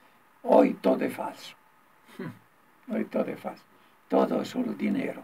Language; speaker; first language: Spanish; non-native, learner; Italian